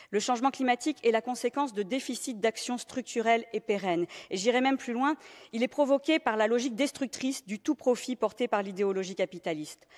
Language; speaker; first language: French; native; French